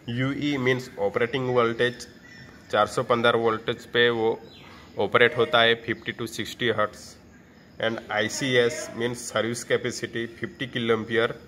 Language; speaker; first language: Hindi; non-native, local second language; Gujarati